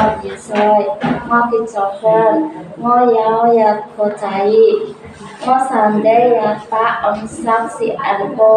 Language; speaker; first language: Cantonese; non-native, learner; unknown